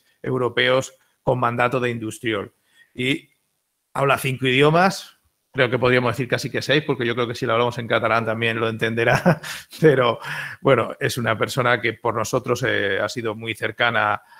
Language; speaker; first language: Spanish; native; Spanish